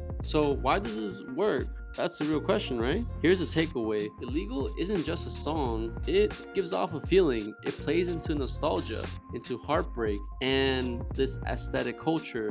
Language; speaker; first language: English; native; English